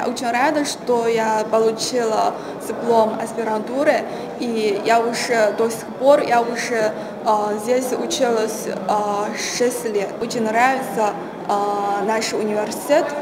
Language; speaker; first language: Russian; non-native, fluent; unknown